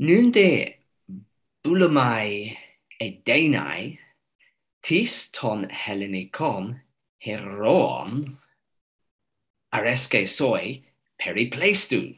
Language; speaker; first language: Greek; non-native, fluent; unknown